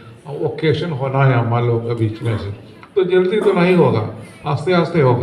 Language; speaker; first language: Hindi; non-native, local second language; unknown